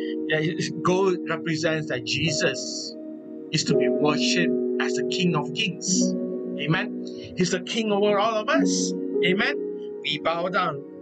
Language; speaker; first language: English; native; English